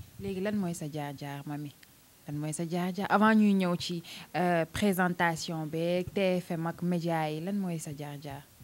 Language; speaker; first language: Wolof; native; Wolof